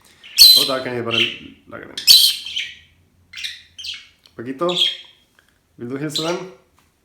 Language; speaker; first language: Norwegian; non-native, learner; Spanish